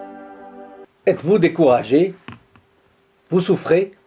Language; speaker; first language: French; native; French